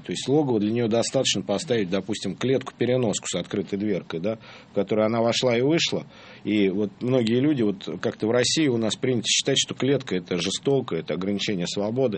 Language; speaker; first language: Russian; native; Russian